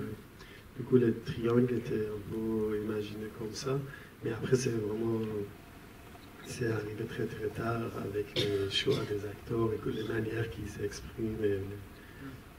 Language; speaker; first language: French; non-native, fluent; Persian